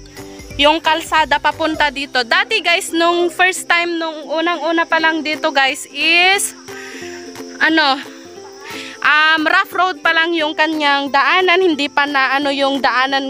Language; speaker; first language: Filipino; non-native, local second language; Iloko